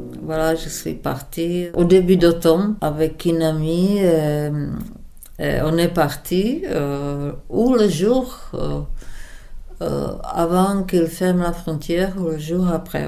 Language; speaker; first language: French; non-native, fluent; Czech